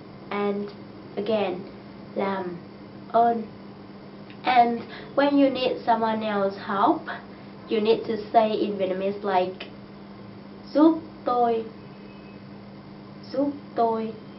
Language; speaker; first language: English; non-native, fluent; Vietnamese